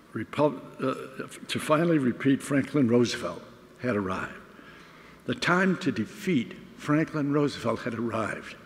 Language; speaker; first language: English; native; English